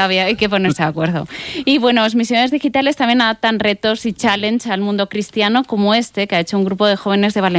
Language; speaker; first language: Spanish; native; Spanish